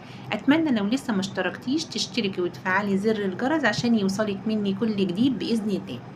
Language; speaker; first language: Arabic; native; Arabic